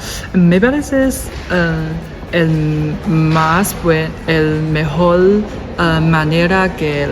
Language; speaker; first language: Spanish; non-native, learner; Chinese